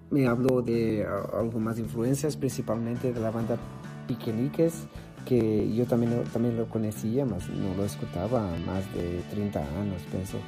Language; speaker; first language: Spanish; non-native, fluent; Portuguese